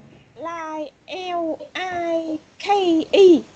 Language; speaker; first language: English; non-native, learner; Vietnamese